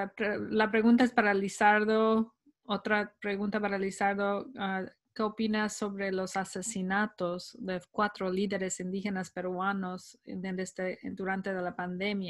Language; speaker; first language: Spanish; non-native, fluent; English